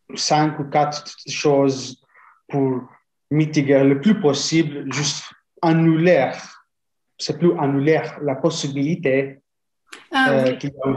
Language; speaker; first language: French; non-native, fluent; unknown